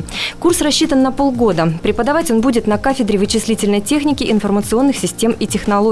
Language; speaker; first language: Russian; native; Russian